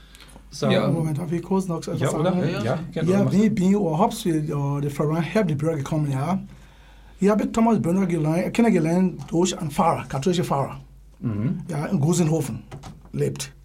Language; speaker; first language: German; non-native, learner; English